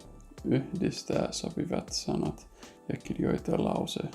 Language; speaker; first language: Finnish; non-native, learner; English